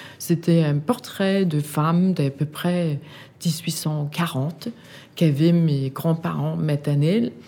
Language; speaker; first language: French; non-native, fluent; Danish